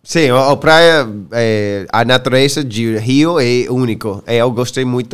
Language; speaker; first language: Portuguese; non-native, learner; English